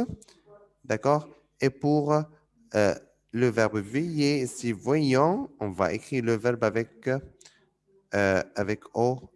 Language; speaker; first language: French; non-native, fluent; Arabic